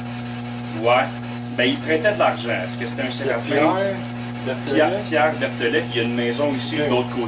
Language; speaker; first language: French; native; French